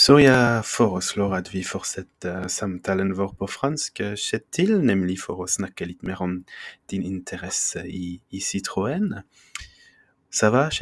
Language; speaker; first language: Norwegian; non-native, fluent; French